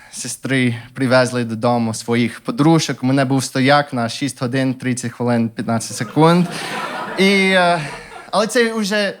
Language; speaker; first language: Ukrainian; non-native, fluent; English